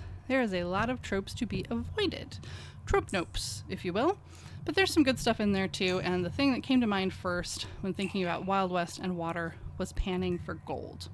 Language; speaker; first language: English; native; English